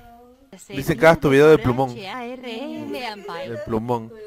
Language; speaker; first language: Spanish; native; Spanish